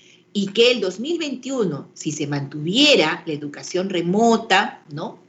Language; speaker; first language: Spanish; native; Spanish